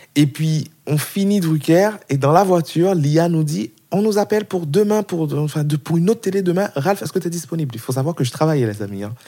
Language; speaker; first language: French; non-native, local second language; Haitian Creole